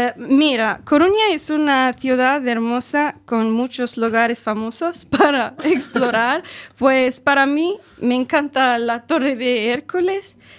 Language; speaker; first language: Spanish; non-native, learner; Arabic